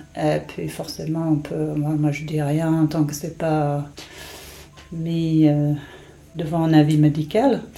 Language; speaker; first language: French; non-native, fluent; English